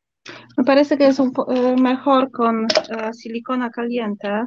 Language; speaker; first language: Spanish; non-native, fluent; Polish